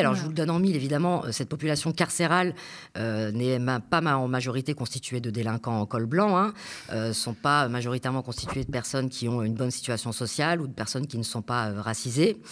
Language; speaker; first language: French; native; French